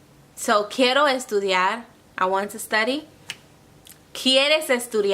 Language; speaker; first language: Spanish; non-native, fluent; English